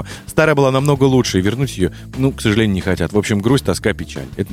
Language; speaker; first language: Russian; native; Russian